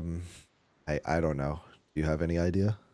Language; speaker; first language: English; native; English